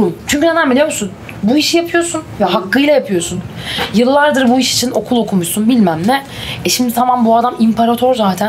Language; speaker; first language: Turkish; native; Turkish